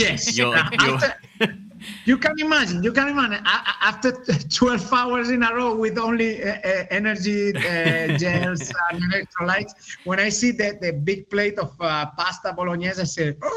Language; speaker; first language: English; non-native, learner; Spanish